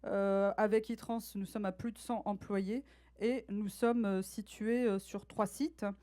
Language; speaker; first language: French; native; French